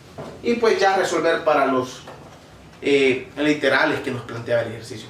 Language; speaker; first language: Spanish; native; Spanish